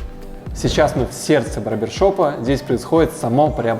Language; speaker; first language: Russian; native; Russian